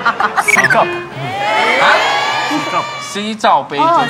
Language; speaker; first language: Chinese; native; Chinese